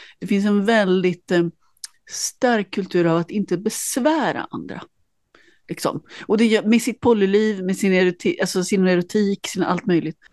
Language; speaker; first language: Swedish; native; Swedish